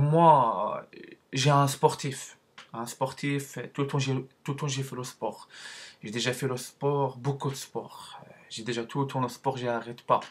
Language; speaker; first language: French; non-native, learner; Arabic